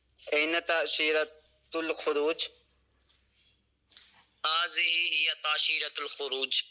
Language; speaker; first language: Arabic; non-native, learner; Urdu